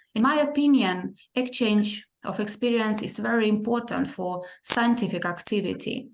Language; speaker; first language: English; non-native, fluent; Ukrainian